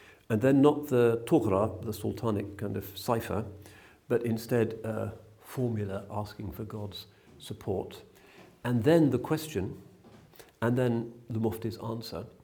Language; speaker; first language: English; native; English